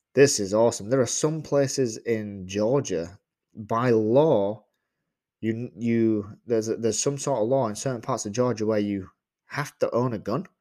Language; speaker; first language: English; native; English